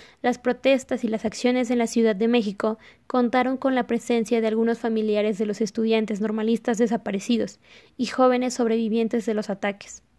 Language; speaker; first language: Spanish; native; Spanish